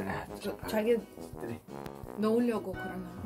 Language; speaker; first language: Korean; non-native, fluent; Russian